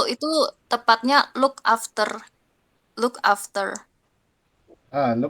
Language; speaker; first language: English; non-native, learner; Indonesian